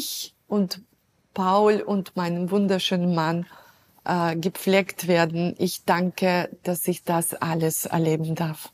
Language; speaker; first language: German; non-native, fluent; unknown